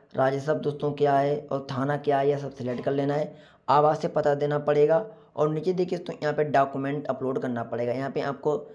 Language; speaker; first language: Hindi; native; Hindi